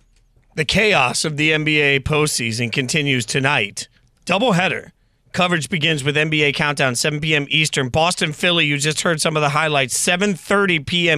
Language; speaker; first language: English; native; English